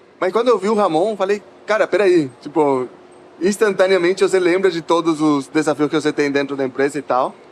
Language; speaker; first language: Portuguese; non-native, fluent; Spanish